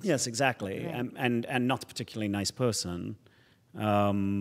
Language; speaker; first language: English; native; English